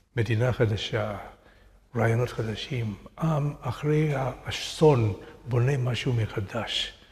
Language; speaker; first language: Hebrew; non-native, fluent; Burmese